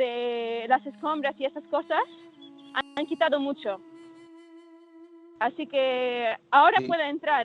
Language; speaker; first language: Spanish; non-native, fluent; Arabic